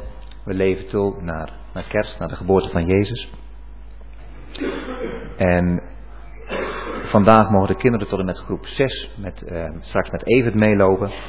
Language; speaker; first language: Dutch; native; Dutch